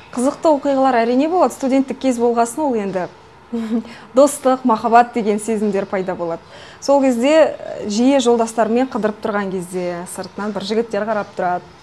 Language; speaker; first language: Kazakh; non-native, local second language; Russian